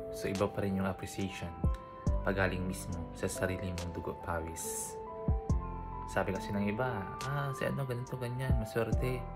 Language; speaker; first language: Filipino; native; Filipino